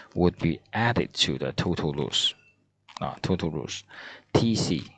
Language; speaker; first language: English; non-native, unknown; Chinese